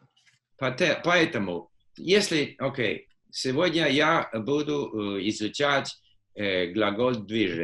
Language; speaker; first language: Russian; non-native, fluent; English